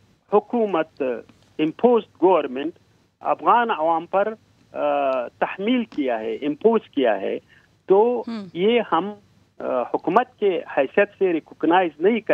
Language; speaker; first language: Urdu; non-native, fluent; Pashto